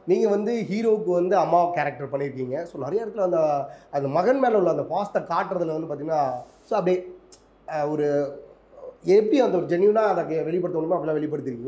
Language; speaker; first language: Tamil; native; Tamil